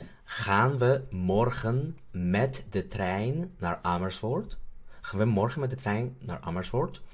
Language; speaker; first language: Dutch; non-native, fluent; Spanish